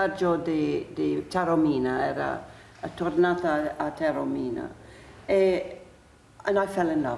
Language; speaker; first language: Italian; non-native, learner; English